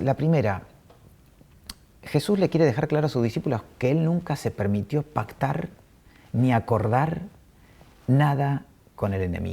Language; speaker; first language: Spanish; native; Spanish